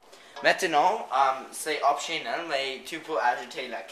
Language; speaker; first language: French; non-native, learner; English